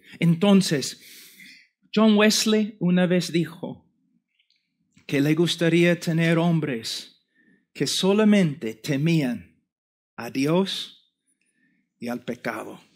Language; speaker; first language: Spanish; non-native, fluent; English